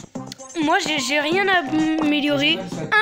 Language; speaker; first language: French; native; French